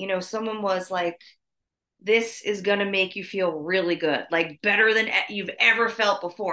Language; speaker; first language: English; native; English